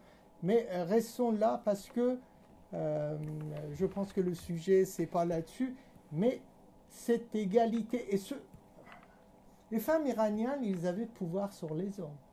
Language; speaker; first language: French; non-native, fluent; Persian